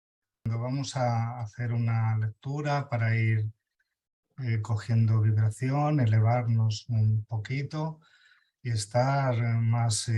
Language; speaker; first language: Spanish; native; Spanish